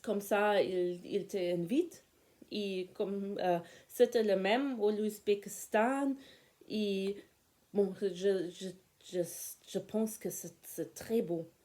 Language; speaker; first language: French; non-native, fluent; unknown